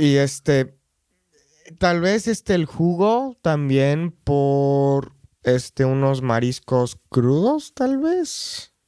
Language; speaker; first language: Spanish; non-native, fluent; English